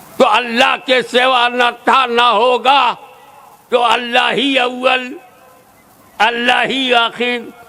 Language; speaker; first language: Hindi; native; Hindi